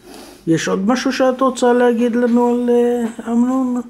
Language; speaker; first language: Hebrew; native; Hebrew